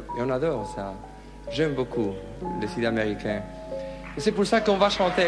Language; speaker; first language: French; non-native, learner; Spanish